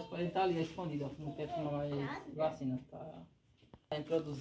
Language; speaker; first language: Portuguese; native; Portuguese